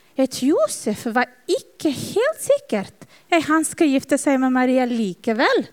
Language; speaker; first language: Norwegian; non-native, fluent; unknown